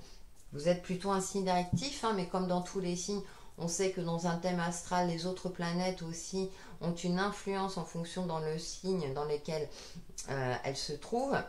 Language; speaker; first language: French; native; French